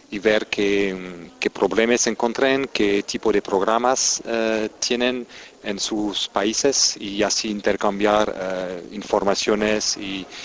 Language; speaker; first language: Spanish; non-native, fluent; French